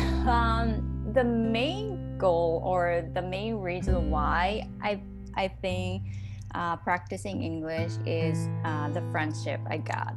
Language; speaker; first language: English; non-native, fluent; Japanese